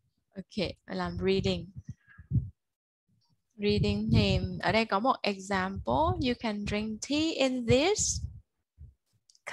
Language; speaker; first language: English; non-native, fluent; Vietnamese